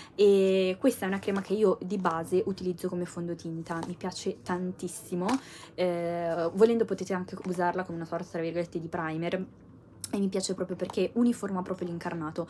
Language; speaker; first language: Italian; native; Italian